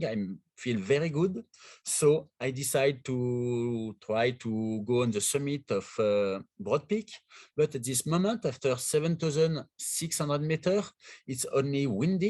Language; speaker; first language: English; non-native, learner; French